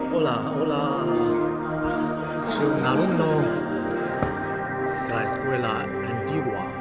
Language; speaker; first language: Spanish; non-native, fluent; Chinese